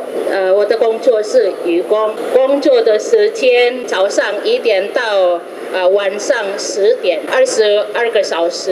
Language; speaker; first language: Chinese; non-native, learner; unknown